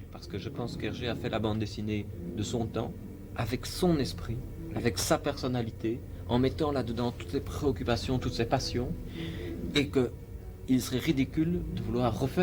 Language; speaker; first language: French; native; French